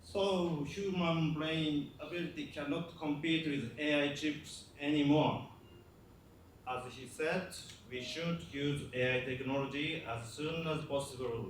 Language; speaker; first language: English; non-native, learner; Japanese